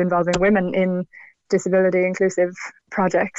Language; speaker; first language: English; native; English